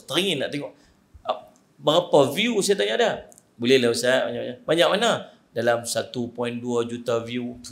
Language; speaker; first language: Malay; native; Malay